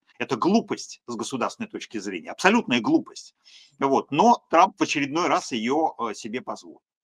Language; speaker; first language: Russian; native; Russian